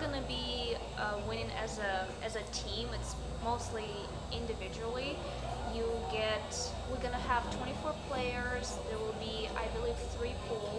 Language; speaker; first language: English; non-native, fluent; Russian